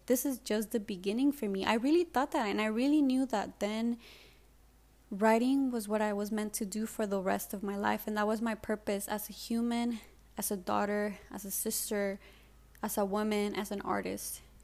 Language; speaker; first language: English; early bilingual, other home language; Spanish